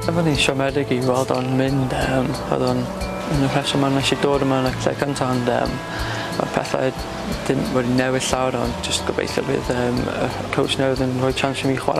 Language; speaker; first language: Welsh; non-native, local second language; English